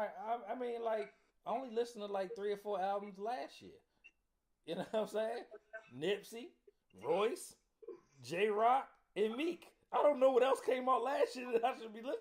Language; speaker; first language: English; native; English